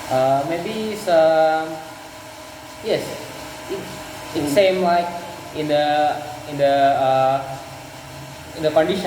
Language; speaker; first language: English; non-native, learner; Indonesian